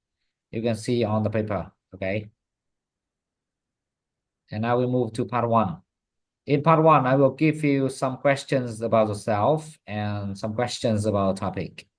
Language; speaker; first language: English; non-native, fluent; Vietnamese